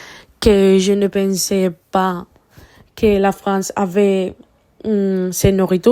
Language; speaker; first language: French; non-native, learner; Spanish